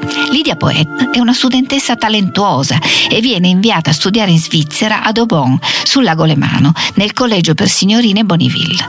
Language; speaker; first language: Italian; native; Italian